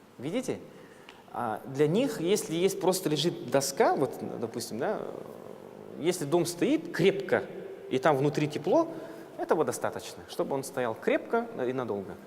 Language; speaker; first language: Russian; non-native, local second language; Yakut